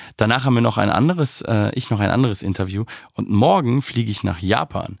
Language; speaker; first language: German; native; German